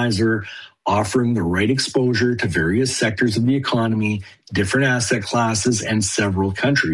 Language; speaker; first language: English; native; English